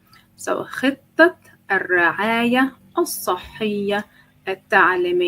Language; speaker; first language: Arabic; non-native, fluent; English